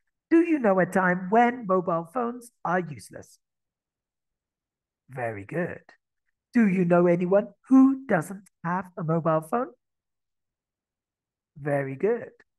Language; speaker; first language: English; native; English